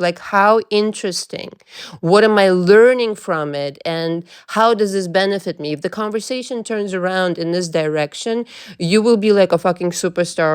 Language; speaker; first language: English; non-native, fluent; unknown